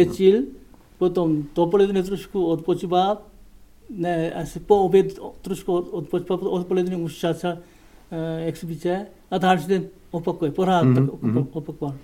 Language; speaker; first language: Czech; non-native, learner; Korean